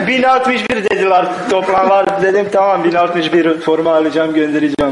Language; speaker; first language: Turkish; non-native, learner; Bosnian